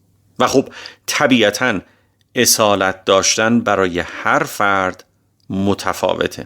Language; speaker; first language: Persian; native; Persian